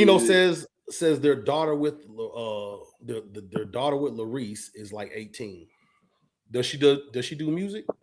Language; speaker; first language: English; native; English